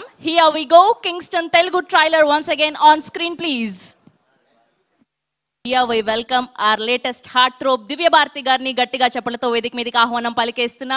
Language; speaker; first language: Telugu; native; Telugu